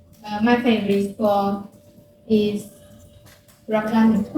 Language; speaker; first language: English; non-native, learner; Vietnamese